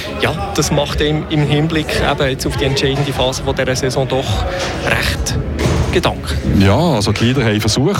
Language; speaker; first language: German; native; German